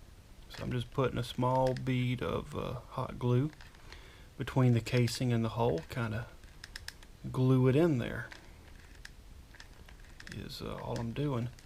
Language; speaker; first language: English; native; English